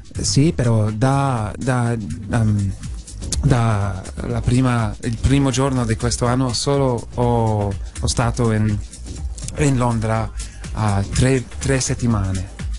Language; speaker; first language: Italian; non-native, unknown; English